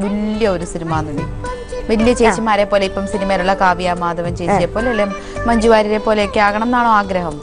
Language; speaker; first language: Malayalam; native; Malayalam